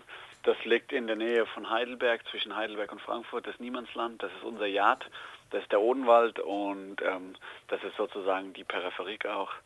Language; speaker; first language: German; native; German